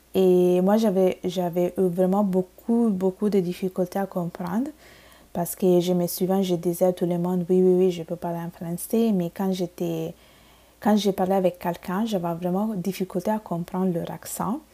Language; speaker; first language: French; non-native, fluent; Bangla